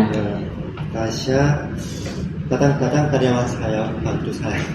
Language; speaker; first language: Indonesian; non-native, learner; Korean